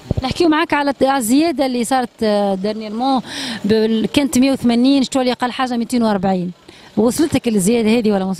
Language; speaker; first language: Arabic; native; Arabic